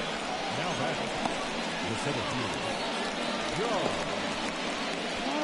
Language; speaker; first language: English; native; English